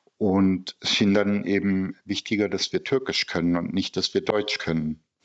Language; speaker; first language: German; early bilingual, other home language; Turkish